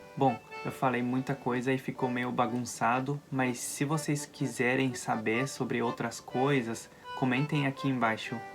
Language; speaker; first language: Portuguese; non-native, fluent; Japanese